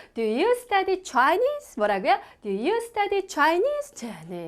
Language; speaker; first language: English; non-native, fluent; Korean